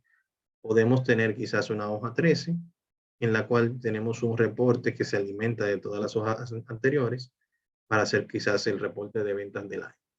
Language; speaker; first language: Spanish; native; Spanish